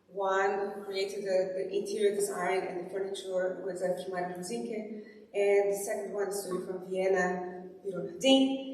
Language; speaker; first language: English; non-native, fluent; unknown